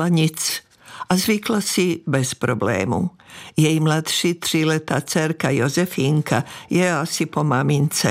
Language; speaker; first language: Czech; non-native, fluent; Serbian